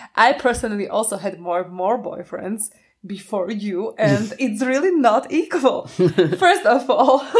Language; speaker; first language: English; non-native, fluent; Slovak